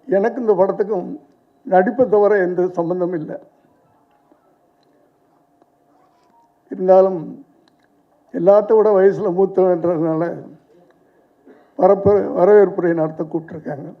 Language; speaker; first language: Tamil; native; Tamil